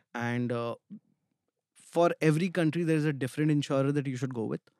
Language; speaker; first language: English; non-native, local second language; Hindi